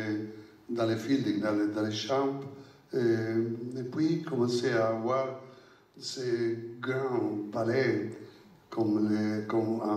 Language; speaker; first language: French; non-native, fluent; Italian